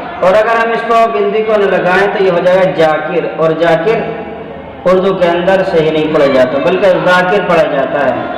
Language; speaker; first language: Urdu; native; Urdu